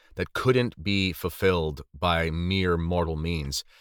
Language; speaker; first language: English; native; English